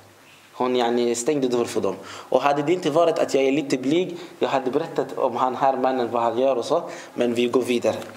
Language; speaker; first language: Swedish; non-native, fluent; Arabic